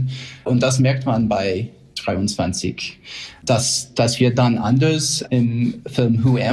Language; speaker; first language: German; non-native, fluent; English